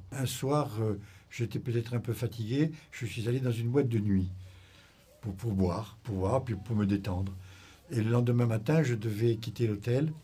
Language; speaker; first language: French; native; French